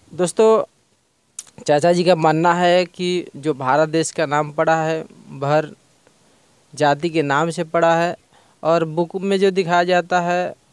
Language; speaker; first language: Hindi; native; Hindi